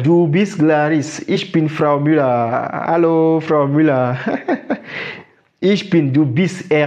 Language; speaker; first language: German; non-native, fluent; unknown